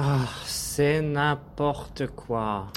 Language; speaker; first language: French; non-native, learner; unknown